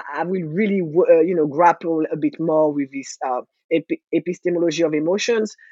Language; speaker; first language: English; non-native, fluent; French